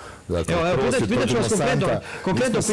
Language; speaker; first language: Croatian; native; Croatian